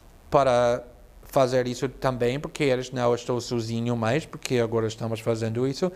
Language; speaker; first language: Portuguese; non-native, fluent; English